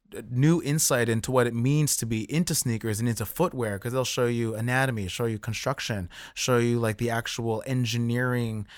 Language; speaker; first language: English; native; English